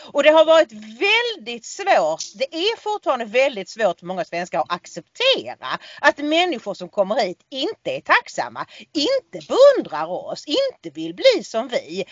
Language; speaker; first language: Swedish; native; Swedish